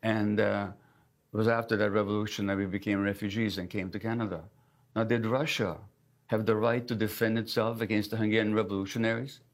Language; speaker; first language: English; early bilingual, other home language; Hungarian